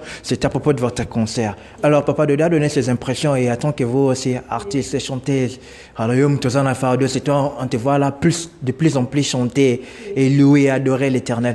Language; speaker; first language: French; non-native, local second language; Lingala